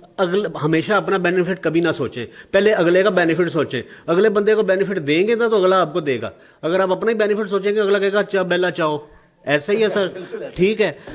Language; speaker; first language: Urdu; non-native, local second language; Punjabi